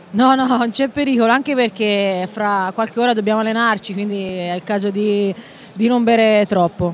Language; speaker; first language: Italian; native; Italian